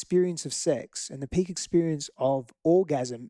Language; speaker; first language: English; early bilingual, other home language; Greek